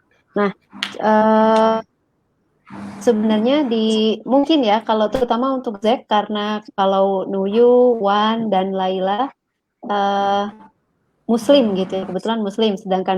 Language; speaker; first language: Indonesian; native; Indonesian